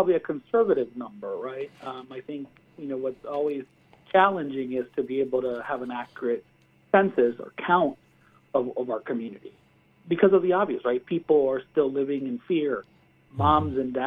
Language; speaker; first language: English; early bilingual, other home language; Spanish